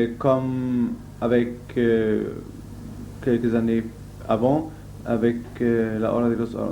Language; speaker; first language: French; non-native, fluent; German